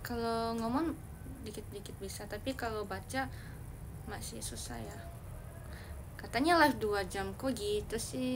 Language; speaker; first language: Indonesian; early bilingual, heritage; Indonesian